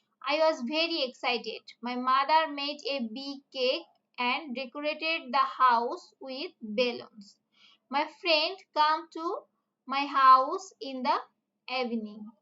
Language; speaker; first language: English; non-native, local second language; Bangla